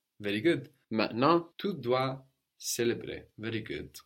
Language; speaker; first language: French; non-native, fluent; English